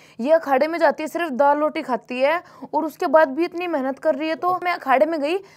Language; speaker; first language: Hindi; native; Hindi